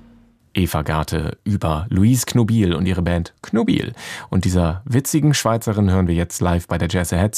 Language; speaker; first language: German; native; German